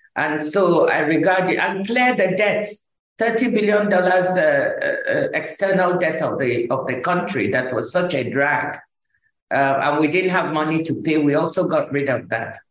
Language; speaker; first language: English; non-native, local second language; Igbo